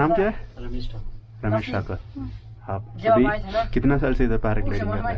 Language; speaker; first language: Hindi; non-native, local second language; Malayalam